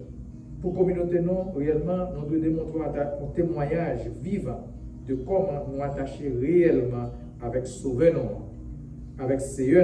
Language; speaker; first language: French; non-native, local second language; Haitian Creole